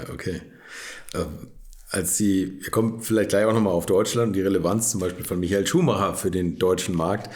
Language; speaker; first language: German; native; German